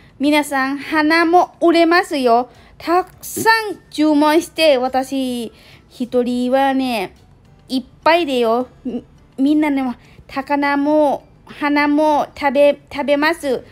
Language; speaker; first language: Japanese; non-native, learner; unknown